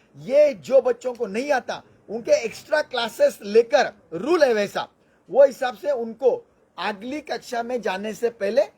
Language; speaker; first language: Hindi; non-native, local second language; Marathi